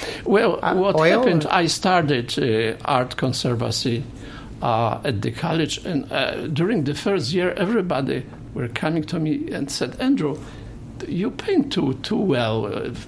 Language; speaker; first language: English; non-native, fluent; Polish